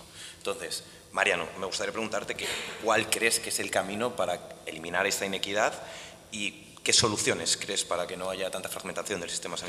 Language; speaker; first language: Spanish; native; Spanish